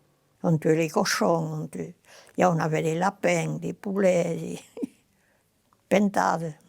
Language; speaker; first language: French; non-native, local second language; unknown